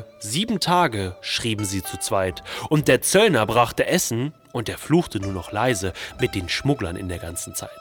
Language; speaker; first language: German; native; German